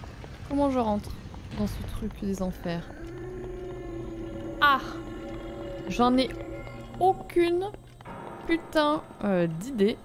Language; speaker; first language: French; native; French